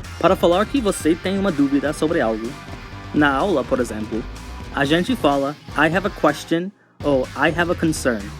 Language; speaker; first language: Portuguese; non-native, fluent; English